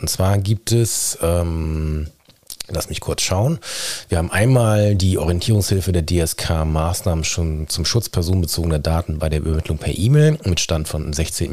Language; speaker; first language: German; native; German